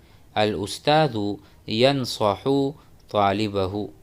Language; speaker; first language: Arabic; non-native, fluent; Urdu